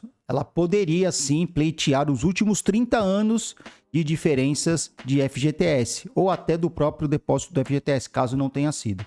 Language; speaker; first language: Portuguese; native; Portuguese